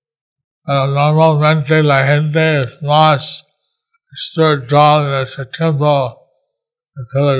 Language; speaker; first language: Spanish; non-native, learner; English